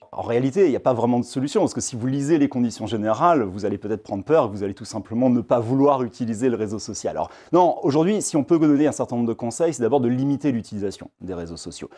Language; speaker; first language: French; native; French